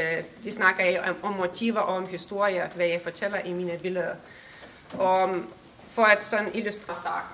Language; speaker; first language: Danish; non-native, fluent; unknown